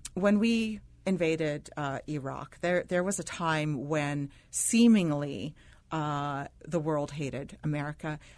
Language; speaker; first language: English; non-native, fluent; Arabic